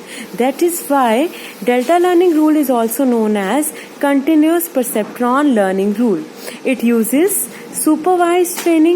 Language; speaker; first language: English; non-native, local second language; Hindi